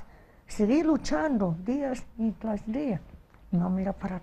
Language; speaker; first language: Spanish; early bilingual, heritage; Spanish